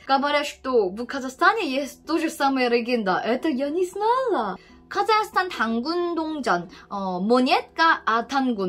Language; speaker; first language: Russian; non-native, fluent; Korean